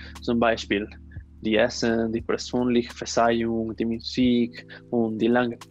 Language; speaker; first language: German; non-native, learner; Spanish